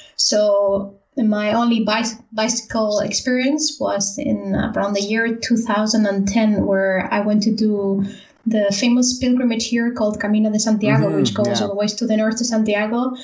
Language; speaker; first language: English; non-native, fluent; Spanish